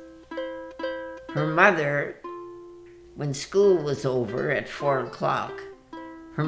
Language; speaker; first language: English; native; English